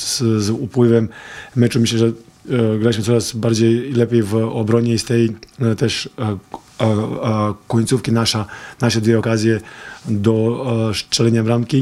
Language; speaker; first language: Polish; non-native, fluent; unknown